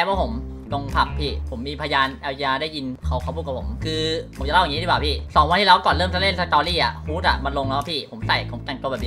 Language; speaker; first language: Thai; native; Thai